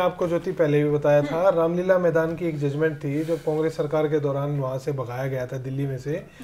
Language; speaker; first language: Hindi; native; Hindi